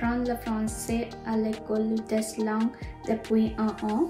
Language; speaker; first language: French; non-native, learner; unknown